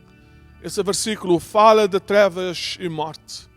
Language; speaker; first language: Portuguese; native; Portuguese